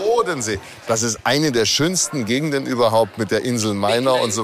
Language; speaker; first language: German; native; German